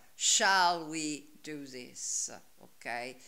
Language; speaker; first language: English; non-native, fluent; Italian